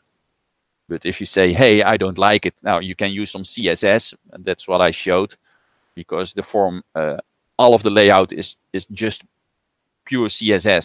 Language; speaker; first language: English; non-native, fluent; Dutch